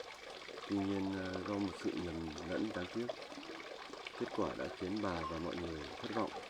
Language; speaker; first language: Vietnamese; native; Vietnamese